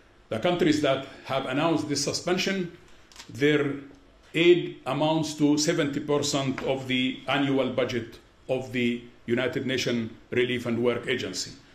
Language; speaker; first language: English; non-native, fluent; Arabic